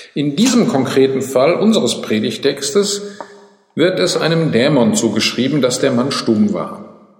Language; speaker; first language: German; native; German